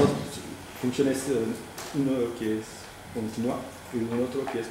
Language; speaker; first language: Spanish; non-native, fluent; French